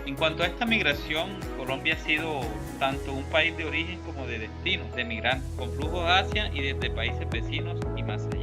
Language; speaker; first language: Spanish; native; Spanish